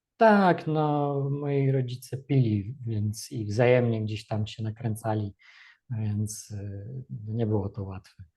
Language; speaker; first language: Polish; early bilingual, other home language; Russian